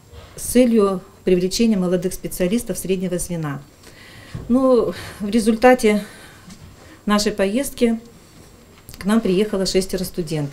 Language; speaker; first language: Russian; native; Russian